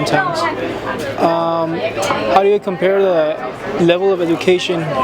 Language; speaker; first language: English; non-native, learner; Spanish